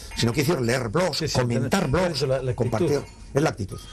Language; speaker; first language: Spanish; native; Spanish